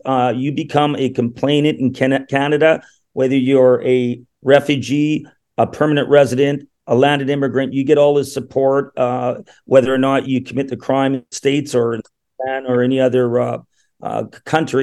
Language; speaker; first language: English; native; English